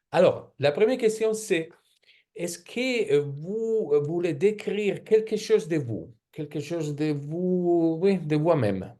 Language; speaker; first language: French; non-native, fluent; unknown